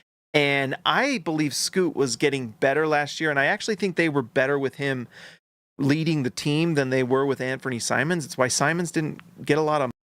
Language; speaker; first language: English; native; English